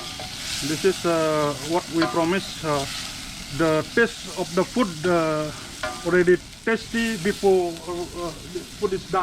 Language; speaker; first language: English; non-native, learner; Indonesian